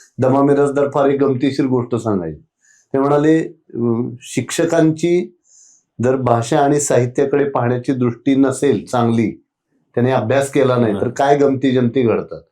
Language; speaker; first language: Marathi; native; Marathi